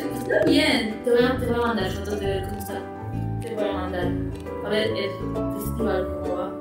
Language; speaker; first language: Spanish; early bilingual, other home language; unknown